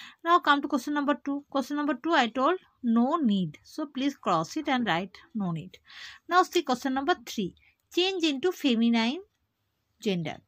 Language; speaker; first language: English; non-native, local second language; Bangla